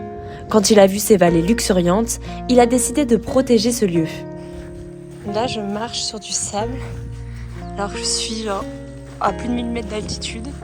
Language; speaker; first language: French; native; French